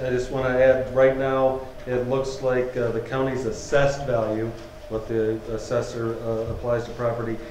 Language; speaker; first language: English; native; English